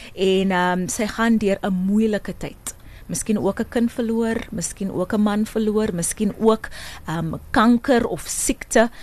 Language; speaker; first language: Afrikaans; non-native, local second language; English